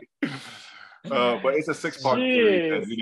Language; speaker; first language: English; native; English